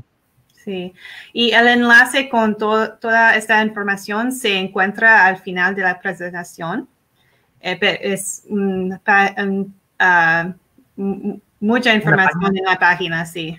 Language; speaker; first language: Spanish; non-native, learner; English